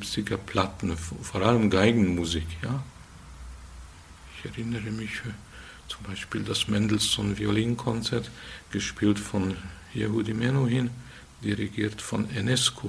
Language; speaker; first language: German; non-native, fluent; Hungarian